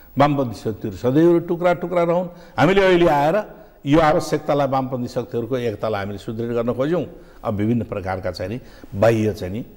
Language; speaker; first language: Nepali; native; Nepali